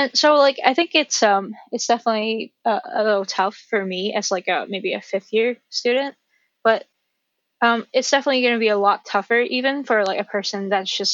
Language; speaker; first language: English; non-native, local second language; Cantonese